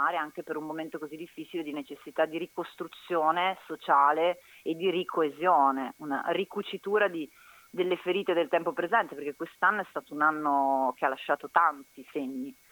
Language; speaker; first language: Italian; native; Italian